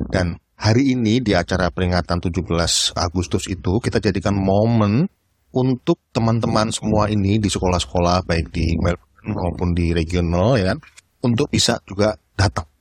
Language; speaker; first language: Indonesian; native; Indonesian